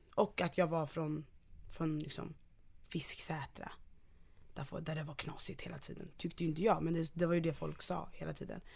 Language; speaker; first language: Swedish; early bilingual, other home language; Ganda